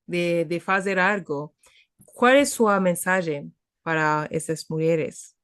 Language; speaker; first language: Portuguese; non-native, fluent; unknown